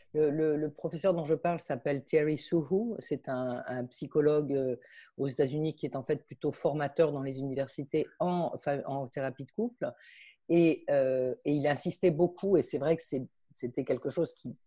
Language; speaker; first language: French; early bilingual, heritage; Spanish